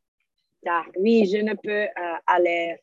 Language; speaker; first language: French; non-native, learner; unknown